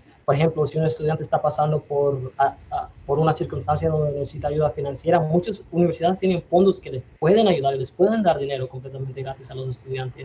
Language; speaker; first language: Spanish; early bilingual, other home language; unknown